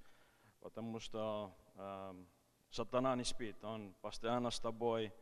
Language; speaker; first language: Russian; non-native, fluent; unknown